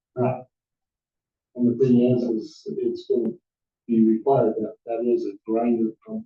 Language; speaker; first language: English; native; English